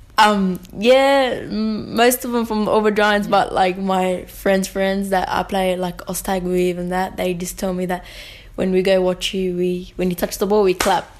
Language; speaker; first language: English; native; English